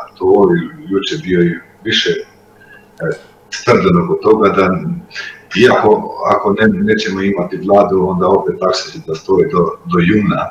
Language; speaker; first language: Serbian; non-native, local second language; Albanian